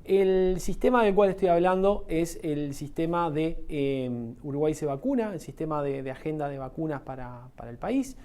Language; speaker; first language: Spanish; native; Spanish